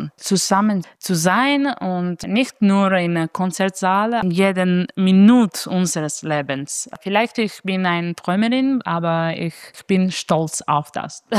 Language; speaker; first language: German; non-native, fluent; Italian